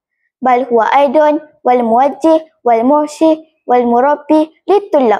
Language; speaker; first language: Arabic; non-native, learner; Malay